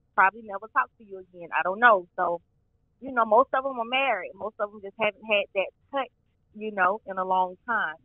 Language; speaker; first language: English; native; English